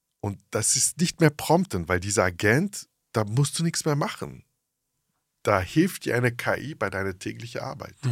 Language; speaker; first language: German; early bilingual, heritage; English